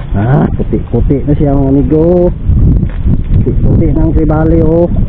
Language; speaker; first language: Filipino; non-native, local second language; Cebuano